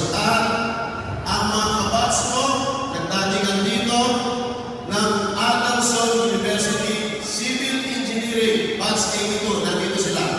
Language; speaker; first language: Filipino; non-native, local second language; Pampanga